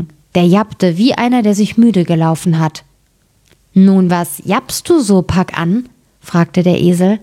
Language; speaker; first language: German; native; German